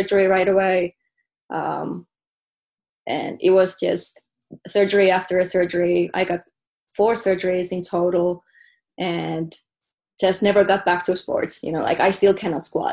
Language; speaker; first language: English; non-native, fluent; Finnish